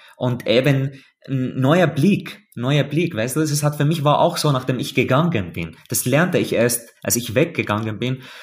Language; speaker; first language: German; non-native, fluent; Arabic